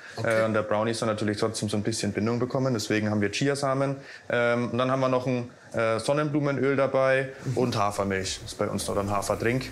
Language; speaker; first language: German; native; German